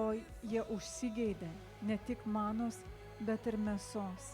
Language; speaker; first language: Lithuanian; native; Lithuanian